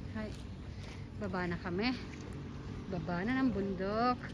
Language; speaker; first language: Japanese; non-native, learner; Filipino